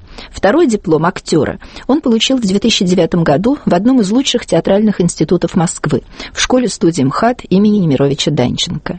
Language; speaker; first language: Russian; native; Russian